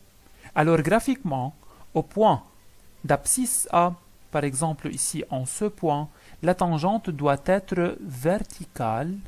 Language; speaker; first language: French; non-native, local second language; Arabic